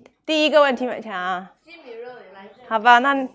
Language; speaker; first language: Chinese; non-native, fluent; English